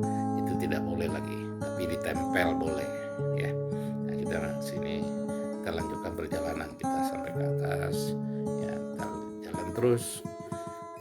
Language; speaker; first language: Indonesian; non-native, local second language; Minangkabau